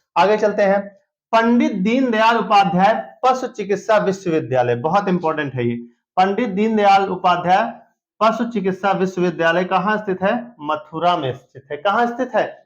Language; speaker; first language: Hindi; native; Hindi